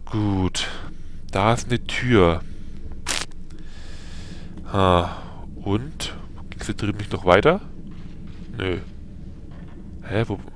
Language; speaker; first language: German; native; German